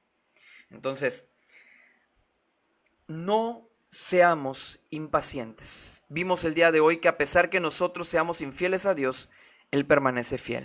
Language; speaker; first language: Spanish; native; Spanish